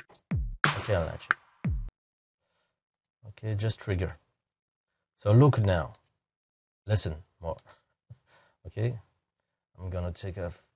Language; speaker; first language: English; non-native, fluent; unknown